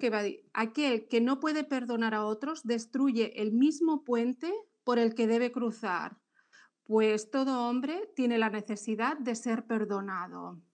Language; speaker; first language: Spanish; non-native, local second language; Catalan